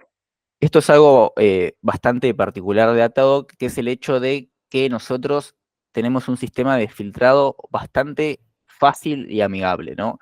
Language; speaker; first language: Spanish; native; Spanish